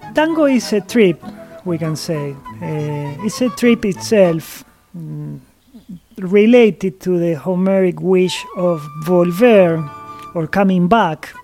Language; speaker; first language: English; non-native, fluent; Spanish